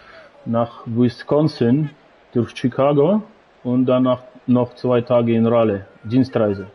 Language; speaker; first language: German; non-native, learner; Russian